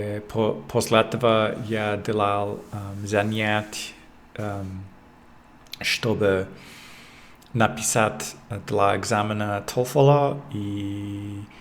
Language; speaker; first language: Russian; non-native, learner; English